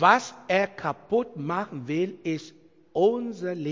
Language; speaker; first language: German; non-native, learner; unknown